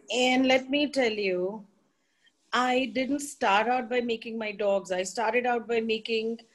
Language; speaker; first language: English; non-native, local second language; Hindi